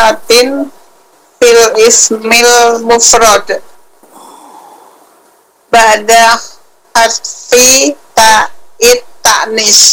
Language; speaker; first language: Arabic; non-native, learner; Indonesian